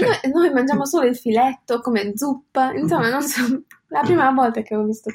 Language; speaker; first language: Italian; native; Italian